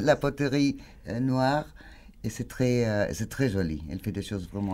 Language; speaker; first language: French; non-native, fluent; Spanish